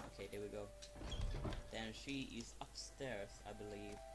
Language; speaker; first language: English; non-native, fluent; Swedish